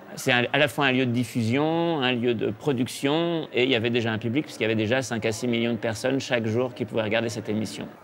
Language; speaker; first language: French; native; French